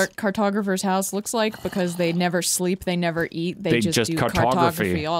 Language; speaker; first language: English; native; English